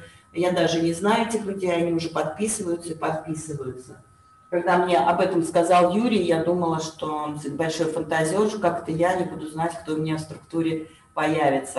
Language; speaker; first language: Russian; native; Russian